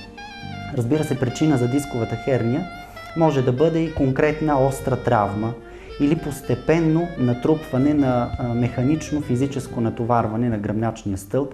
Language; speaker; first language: Bulgarian; native; Bulgarian